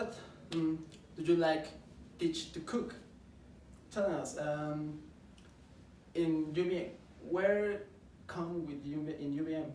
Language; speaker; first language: English; non-native, learner; Spanish